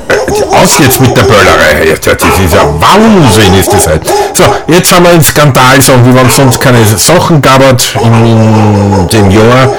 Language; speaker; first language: German; native; German